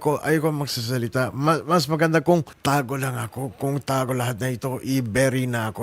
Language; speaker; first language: Filipino; non-native, learner; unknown